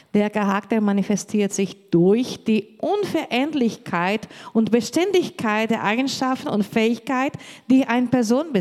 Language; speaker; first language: German; non-native, learner; Portuguese